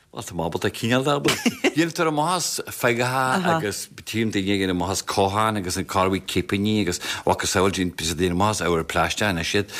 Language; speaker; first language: Irish; native; Irish